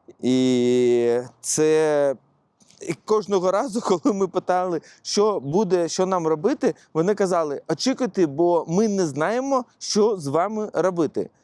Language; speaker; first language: Ukrainian; non-native, local second language; Russian